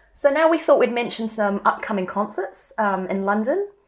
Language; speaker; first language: English; native; English